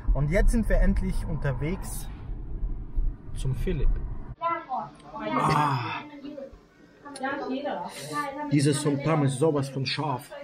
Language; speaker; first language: German; native; German